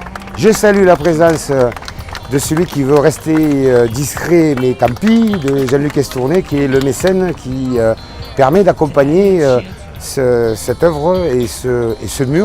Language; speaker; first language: French; native; French